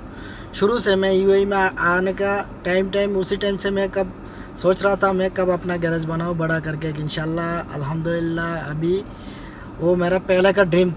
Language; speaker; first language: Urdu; non-native, learner; Bangla